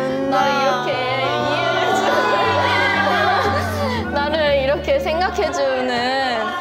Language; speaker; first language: Korean; non-native, fluent; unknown